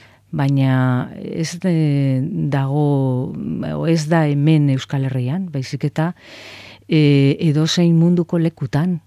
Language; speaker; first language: Basque; non-native, local second language; Spanish